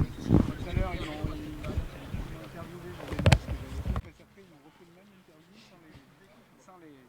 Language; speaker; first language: French; native; French